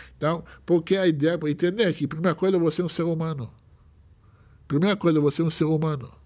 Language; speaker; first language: Portuguese; non-native, fluent; Hebrew